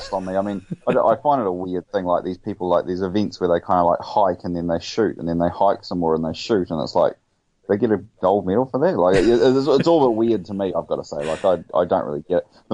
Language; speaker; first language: English; native; English